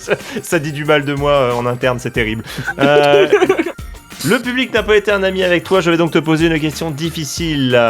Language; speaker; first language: French; native; French